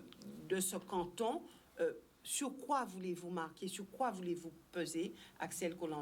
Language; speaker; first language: French; native; French